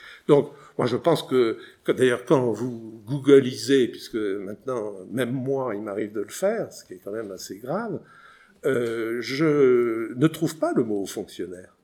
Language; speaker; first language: French; native; French